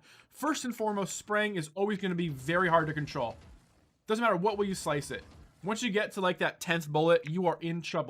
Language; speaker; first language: English; native; English